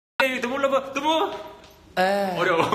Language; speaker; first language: Korean; native; Korean